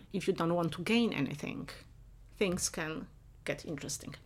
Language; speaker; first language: English; non-native, fluent; Polish